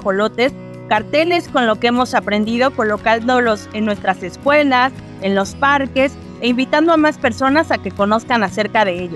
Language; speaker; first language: Spanish; native; Spanish